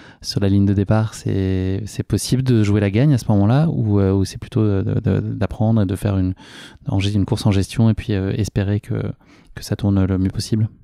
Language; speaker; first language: French; native; French